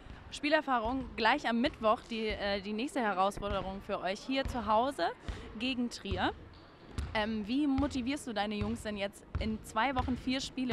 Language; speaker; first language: German; native; German